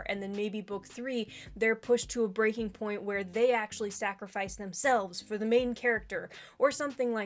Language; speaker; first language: English; native; English